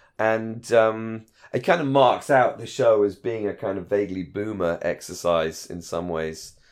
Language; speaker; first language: English; native; English